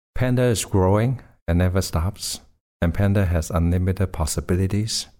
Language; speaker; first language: English; non-native, local second language; Cantonese